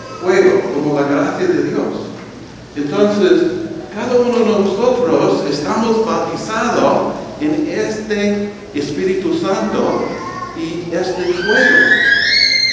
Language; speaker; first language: Spanish; non-native, fluent; English